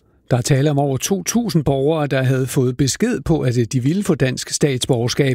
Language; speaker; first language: Danish; native; Danish